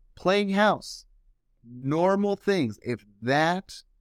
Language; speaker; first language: English; native; English